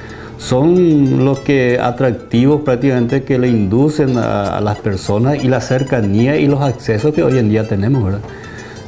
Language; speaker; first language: Spanish; native; Spanish